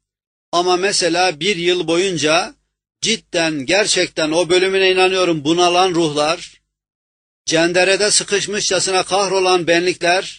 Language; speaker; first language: Turkish; native; Turkish